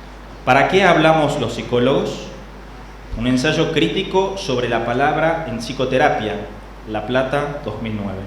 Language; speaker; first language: Spanish; native; Spanish